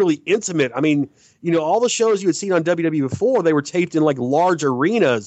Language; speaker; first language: English; native; English